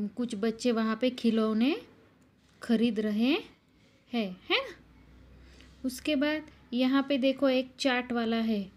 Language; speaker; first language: Hindi; non-native, local second language; Marathi